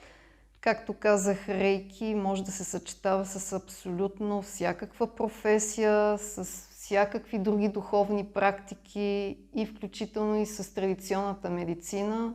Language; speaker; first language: Bulgarian; non-native, fluent; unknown